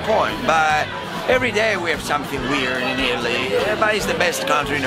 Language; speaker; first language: English; non-native, learner; Italian